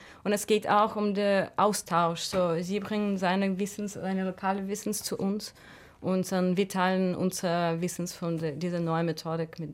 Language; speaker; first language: German; non-native, fluent; Russian